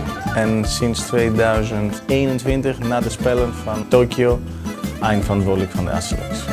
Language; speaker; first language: Dutch; non-native, fluent; Greek